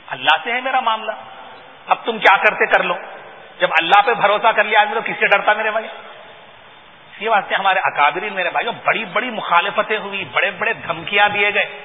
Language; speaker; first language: Urdu; native; Urdu